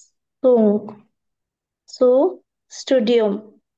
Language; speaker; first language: German; non-native, learner; Bangla